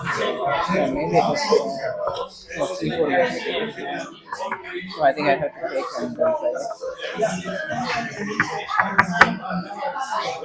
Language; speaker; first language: English; non-native, fluent; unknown